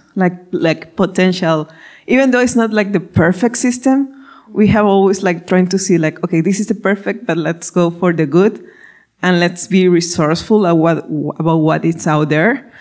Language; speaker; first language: English; non-native, fluent; Spanish